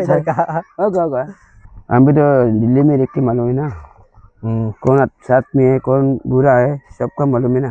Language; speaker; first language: Hindi; non-native, local second language; Garo